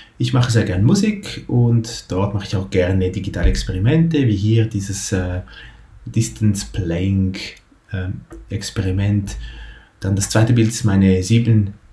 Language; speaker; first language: German; non-native, local second language; Romansh